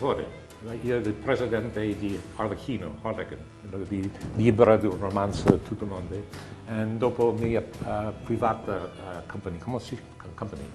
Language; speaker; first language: Italian; non-native, learner; English